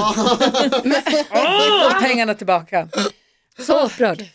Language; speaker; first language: Swedish; native; Swedish